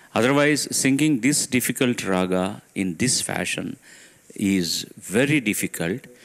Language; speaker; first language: English; non-native, local second language; Telugu